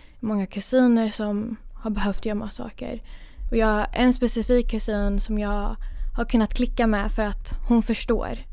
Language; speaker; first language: Swedish; early bilingual, other home language; Kurdish